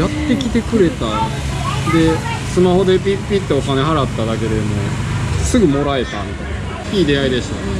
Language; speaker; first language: Japanese; native; Japanese